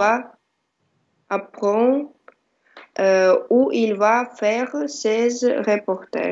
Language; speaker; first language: French; non-native, learner; Russian